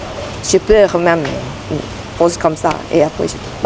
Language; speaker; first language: French; non-native, learner; Thai